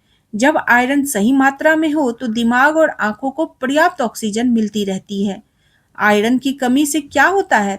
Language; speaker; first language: Hindi; native; Hindi